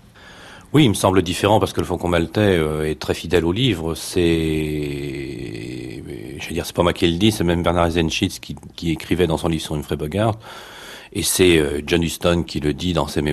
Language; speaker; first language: French; native; French